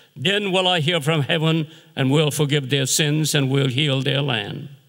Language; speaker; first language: English; non-native, fluent; Korean